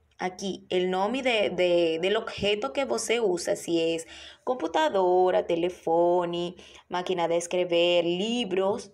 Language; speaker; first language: Spanish; non-native, fluent; Portuguese